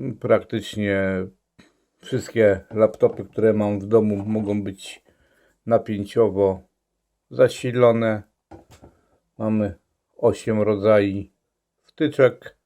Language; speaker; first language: Polish; native; Polish